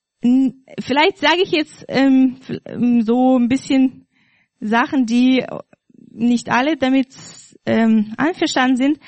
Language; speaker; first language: German; non-native, fluent; Russian